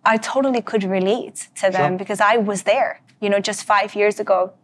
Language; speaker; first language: English; native; English